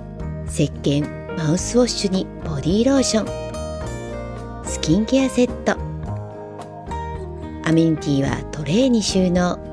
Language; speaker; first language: Japanese; native; Japanese